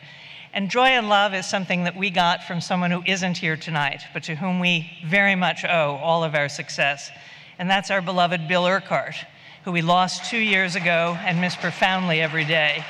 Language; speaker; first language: English; native; English